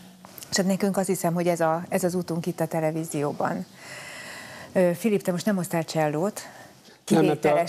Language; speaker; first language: Hungarian; native; Hungarian